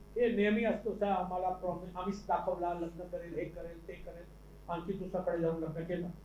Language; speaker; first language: Marathi; non-native, local second language; Urdu